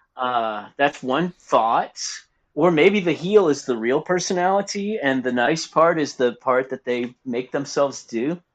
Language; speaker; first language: English; native; English